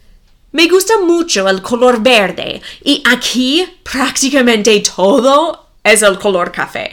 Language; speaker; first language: Spanish; non-native, fluent; English